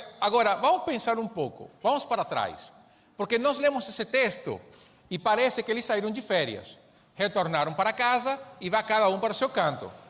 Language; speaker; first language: Portuguese; non-native, fluent; Spanish